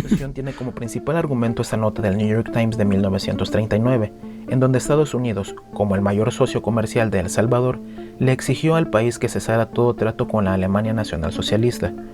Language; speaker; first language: Spanish; native; Spanish